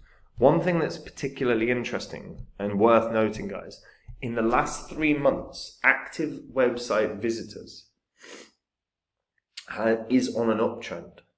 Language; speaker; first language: English; native; English